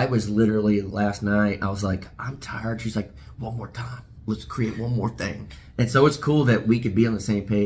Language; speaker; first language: English; native; English